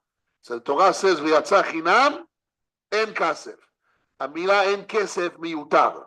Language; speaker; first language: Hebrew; non-native, fluent; English